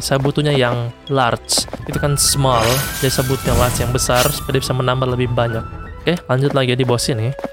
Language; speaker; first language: Indonesian; native; Indonesian